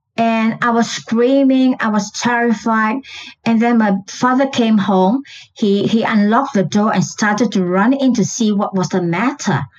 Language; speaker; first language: English; non-native, local second language; Chinese